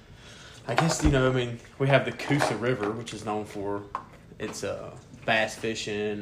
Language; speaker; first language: English; native; English